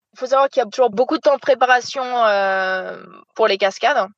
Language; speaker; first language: French; native; French